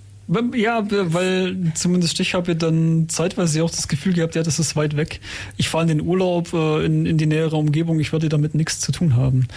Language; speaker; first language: German; native; German